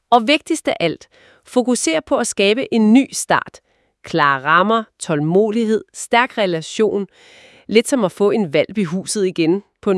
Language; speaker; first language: Danish; native; Danish